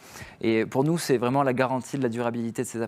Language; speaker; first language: French; native; French